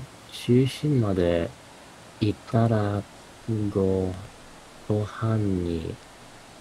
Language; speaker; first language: Japanese; non-native, learner; English